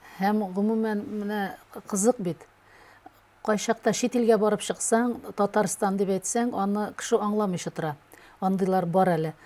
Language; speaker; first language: Tatar; native; Tatar